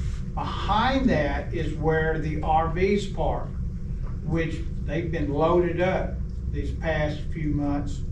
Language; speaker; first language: English; native; English